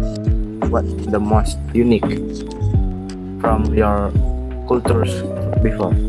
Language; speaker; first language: English; non-native, learner; Indonesian